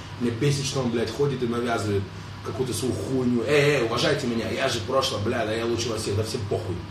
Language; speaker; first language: Russian; native; Russian